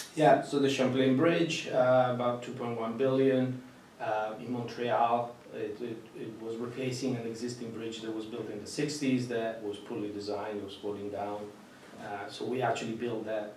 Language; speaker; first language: English; non-native, fluent; Italian